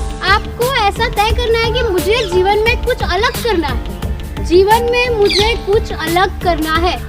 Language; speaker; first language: Hindi; non-native, local second language; Gujarati